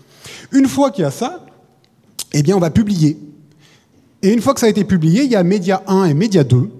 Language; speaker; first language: French; native; French